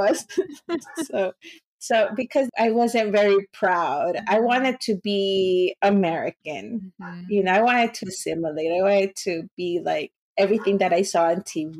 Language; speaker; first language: English; early bilingual, other home language; Spanish